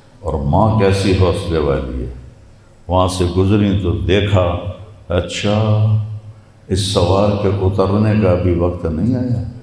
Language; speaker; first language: Urdu; non-native, local second language; Punjabi